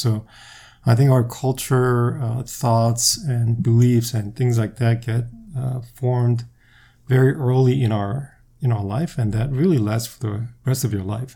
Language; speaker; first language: English; non-native, fluent; Korean